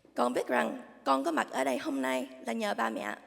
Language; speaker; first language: Vietnamese; early bilingual, heritage; Vietnamese